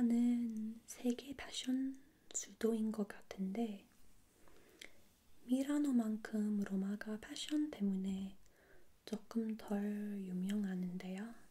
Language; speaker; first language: Korean; non-native, fluent; English